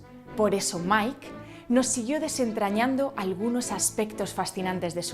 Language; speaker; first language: Spanish; native; Spanish